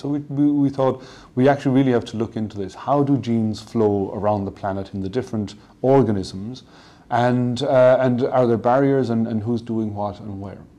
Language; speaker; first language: English; native; English